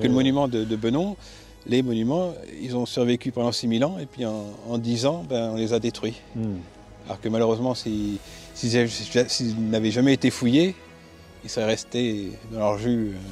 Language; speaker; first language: French; native; French